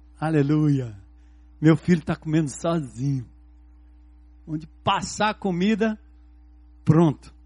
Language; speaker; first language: Portuguese; native; Portuguese